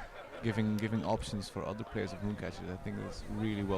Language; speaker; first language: English; non-native, fluent; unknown